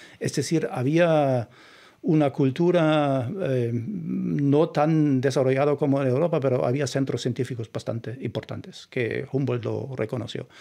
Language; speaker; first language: Spanish; non-native, fluent; German